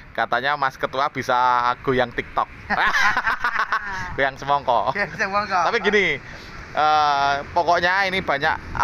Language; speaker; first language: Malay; non-native, local second language; Javanese